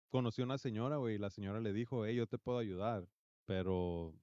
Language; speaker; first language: Spanish; early bilingual, heritage; Spanish